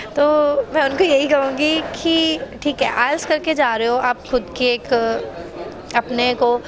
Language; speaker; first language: Hindi; native; Hindi